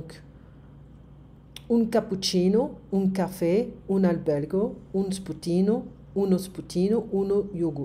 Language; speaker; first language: Italian; non-native, learner; French